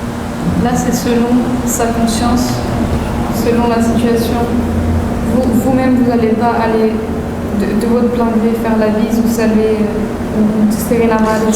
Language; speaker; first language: French; native; French